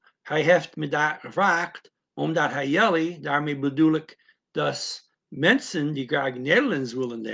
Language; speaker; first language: Dutch; non-native, learner; English